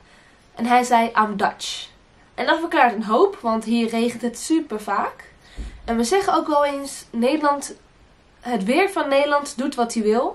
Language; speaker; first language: Dutch; early bilingual, other home language; Portuguese